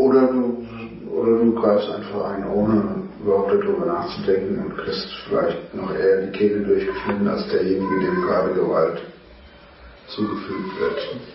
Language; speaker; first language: German; native; German